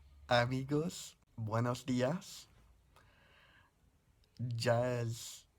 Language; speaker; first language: Spanish; non-native, fluent; English